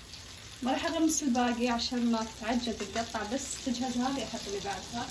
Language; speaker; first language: Arabic; native; Arabic